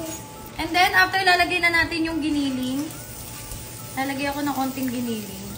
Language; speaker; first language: Filipino; native; Filipino